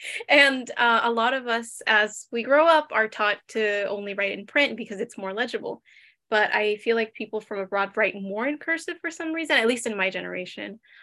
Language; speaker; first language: English; native; English